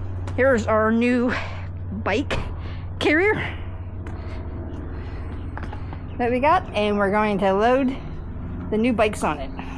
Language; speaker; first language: English; native; English